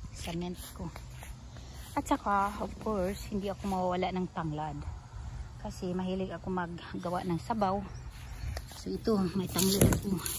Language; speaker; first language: Filipino; non-native, local second language; Cebuano